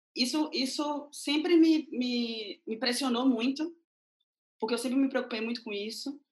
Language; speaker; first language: Portuguese; native; Portuguese